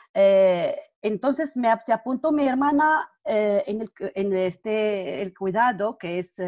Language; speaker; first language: Spanish; non-native, fluent; Arabic